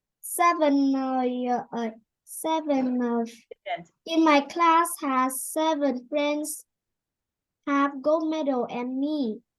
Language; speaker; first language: English; non-native, learner; Vietnamese